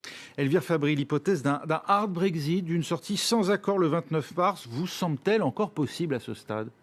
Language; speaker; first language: French; native; French